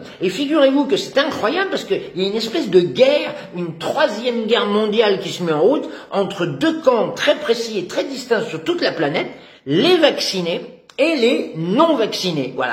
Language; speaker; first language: French; native; French